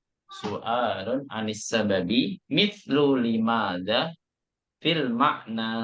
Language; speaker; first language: Arabic; non-native, fluent; Indonesian